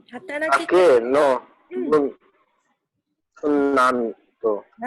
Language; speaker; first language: Japanese; non-native, learner; Hindi